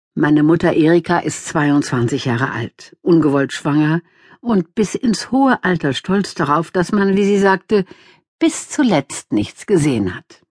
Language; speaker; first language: German; native; German